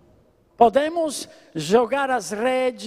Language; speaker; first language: Portuguese; non-native, fluent; Italian